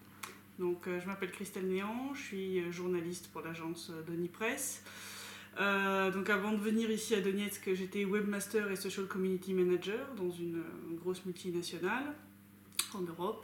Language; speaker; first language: French; native; French